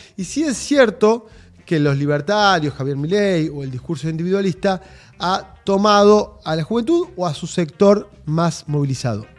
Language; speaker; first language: Spanish; native; Spanish